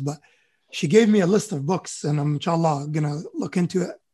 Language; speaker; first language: English; early bilingual, other home language; Arabic